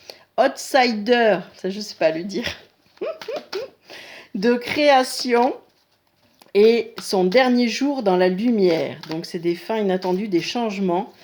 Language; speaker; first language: French; native; French